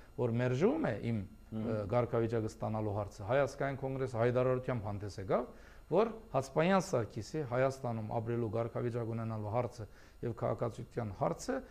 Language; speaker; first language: Armenian; early bilingual, heritage; Armenian